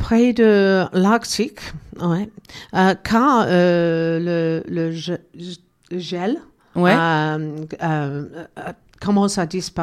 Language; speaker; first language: French; non-native, learner; English